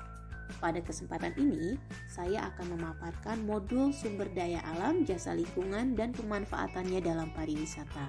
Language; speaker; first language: Indonesian; native; Indonesian